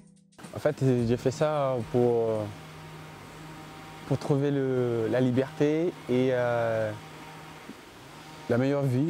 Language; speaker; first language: French; non-native, learner; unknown